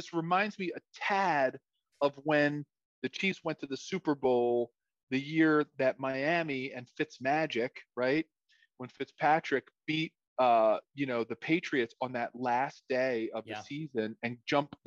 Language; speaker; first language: English; native; English